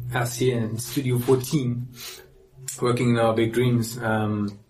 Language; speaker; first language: English; native; English